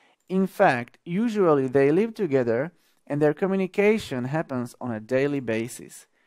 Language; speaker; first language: English; non-native, fluent; Slovak